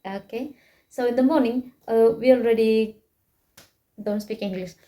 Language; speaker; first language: English; non-native, fluent; Indonesian